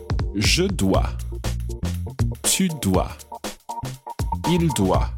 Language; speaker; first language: French; non-native, fluent; English